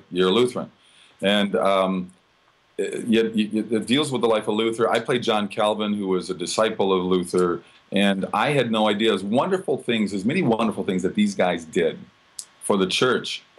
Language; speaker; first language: English; native; English